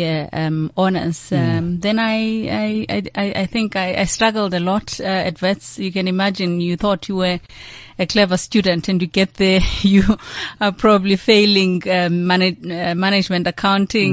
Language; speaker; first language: English; non-native, local second language; Xhosa